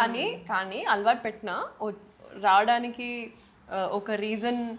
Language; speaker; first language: Telugu; non-native, local second language; Urdu